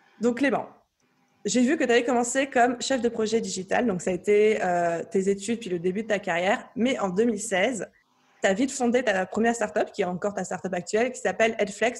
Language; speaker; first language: French; native; French